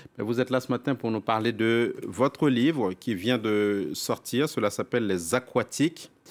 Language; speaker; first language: French; native; French